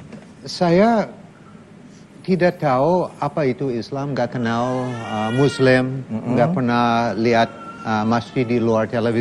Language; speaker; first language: Indonesian; non-native, learner; English